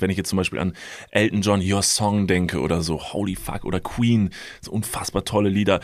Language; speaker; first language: German; native; German